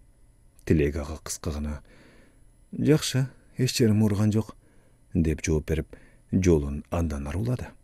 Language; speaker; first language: Kyrgyz; native; Kyrgyz